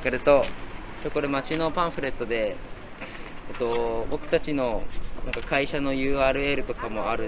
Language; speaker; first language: Japanese; native; Japanese